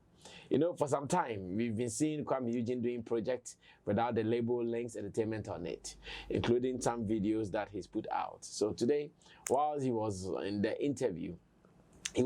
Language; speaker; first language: English; non-native, local second language; Akan